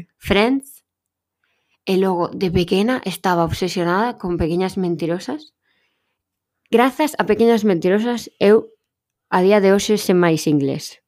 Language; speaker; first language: Galician; non-native, local second language; Spanish